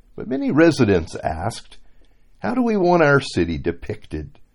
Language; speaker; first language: English; native; English